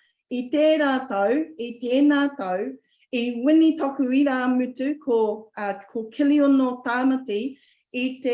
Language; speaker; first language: Māori; non-native, local second language; English